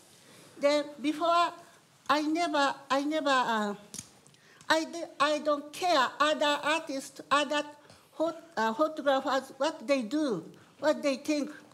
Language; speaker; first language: English; non-native, learner; Japanese